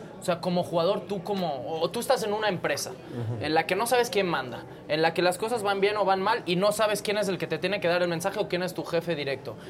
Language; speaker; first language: Spanish; non-native, local second language; Catalan